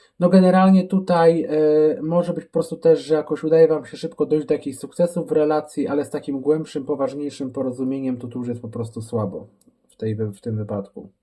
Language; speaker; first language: Polish; native; Polish